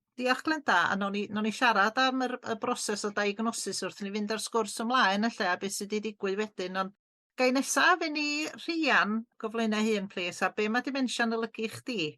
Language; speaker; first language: Welsh; native; Welsh